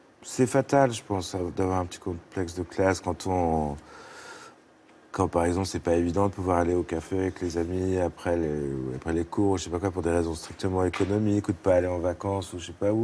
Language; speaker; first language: French; native; French